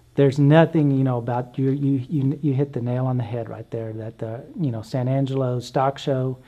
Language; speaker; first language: English; native; English